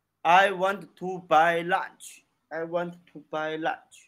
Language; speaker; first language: English; non-native, learner; Chinese